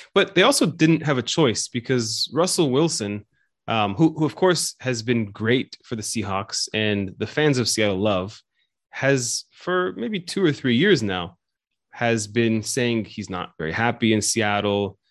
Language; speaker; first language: English; native; English